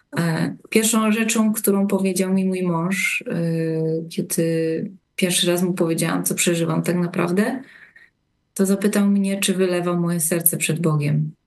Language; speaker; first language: Polish; native; Polish